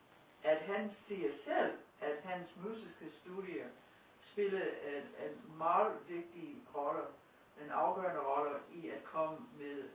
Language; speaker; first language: Danish; non-native, fluent; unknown